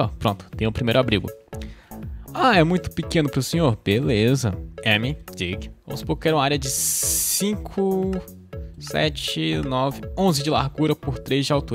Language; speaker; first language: Portuguese; native; Portuguese